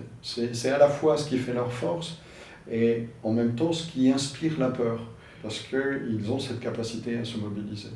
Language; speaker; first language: French; native; French